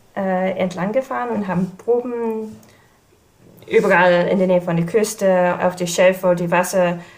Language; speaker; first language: German; non-native, fluent; English